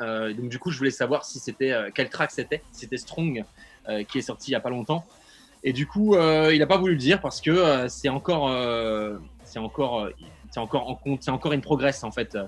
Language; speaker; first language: French; native; French